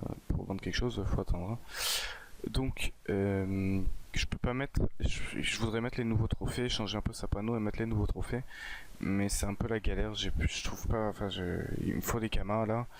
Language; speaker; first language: French; native; French